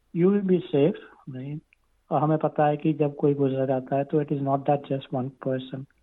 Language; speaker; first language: Hindi; non-native, local second language; Gujarati